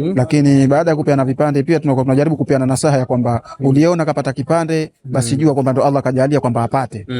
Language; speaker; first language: Swahili; native; Swahili